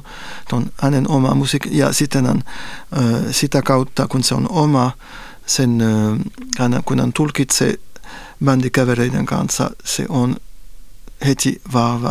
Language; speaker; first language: Finnish; non-native, fluent; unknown